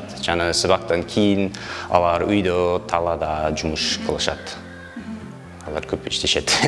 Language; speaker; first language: Kyrgyz; non-native, learner; English